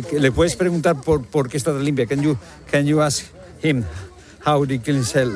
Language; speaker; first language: Spanish; native; Spanish